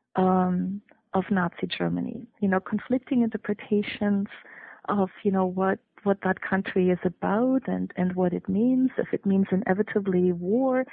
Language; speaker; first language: English; non-native, fluent; German